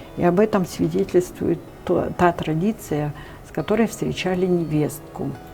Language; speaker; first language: Russian; non-native, local second language; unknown